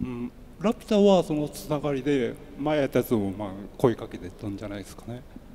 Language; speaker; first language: Japanese; native; Japanese